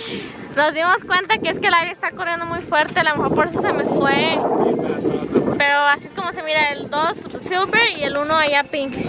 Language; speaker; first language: Spanish; native; Spanish